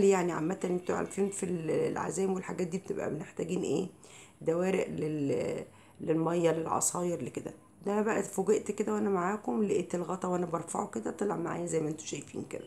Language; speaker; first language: Arabic; native; Arabic